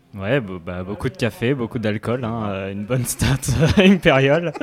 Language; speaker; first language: French; native; French